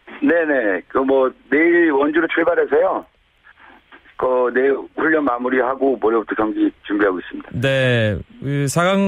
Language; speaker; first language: Korean; native; Korean